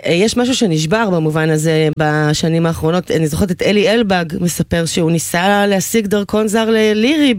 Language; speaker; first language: Hebrew; native; Hebrew